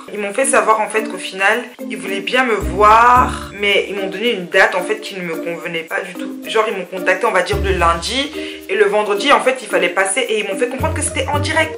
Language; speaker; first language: French; early bilingual, other home language; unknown